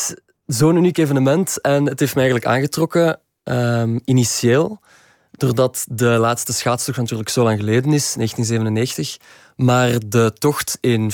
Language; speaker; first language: Dutch; native; Dutch